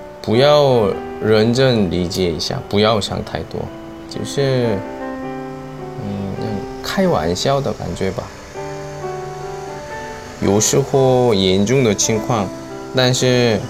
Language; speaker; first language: Chinese; non-native, fluent; Korean